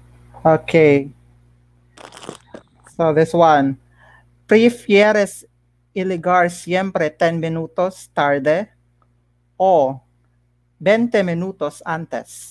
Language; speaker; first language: Spanish; non-native, learner; Filipino